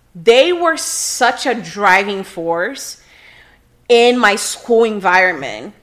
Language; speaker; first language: English; non-native, fluent; Portuguese